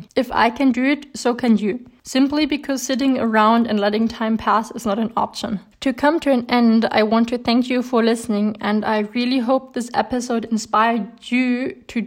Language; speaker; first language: English; non-native, fluent; German